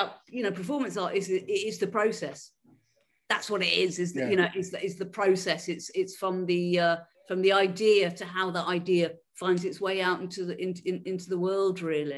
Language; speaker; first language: English; native; English